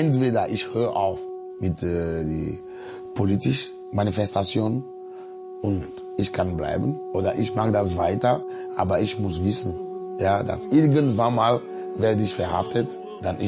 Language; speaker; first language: German; non-native, fluent; Ewe